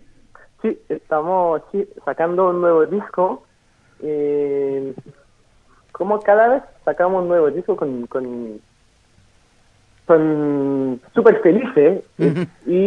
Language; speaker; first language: Spanish; non-native, fluent; French